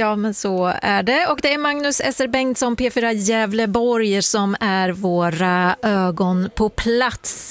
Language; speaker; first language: Swedish; native; Swedish